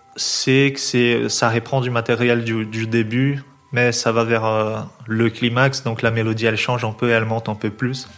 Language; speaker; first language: French; non-native, fluent; Portuguese